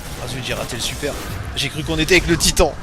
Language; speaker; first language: French; native; French